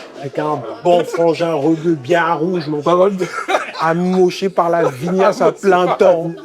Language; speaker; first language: French; early bilingual, other home language; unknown